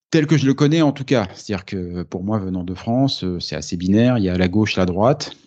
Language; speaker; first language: French; native; French